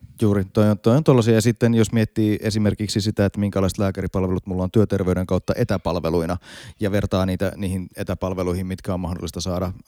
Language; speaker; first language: Finnish; native; Finnish